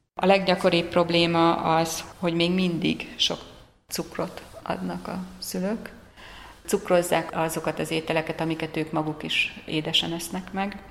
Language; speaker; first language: Hungarian; native; Hungarian